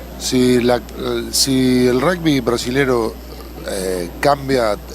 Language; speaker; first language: Portuguese; non-native, learner; Spanish